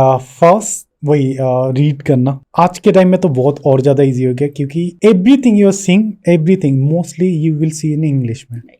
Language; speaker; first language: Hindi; non-native, local second language; Bangla